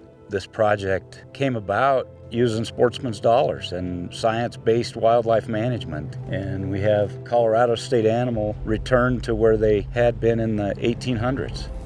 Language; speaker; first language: English; native; English